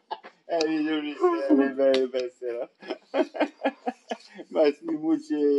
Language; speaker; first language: Hebrew; non-native, fluent; French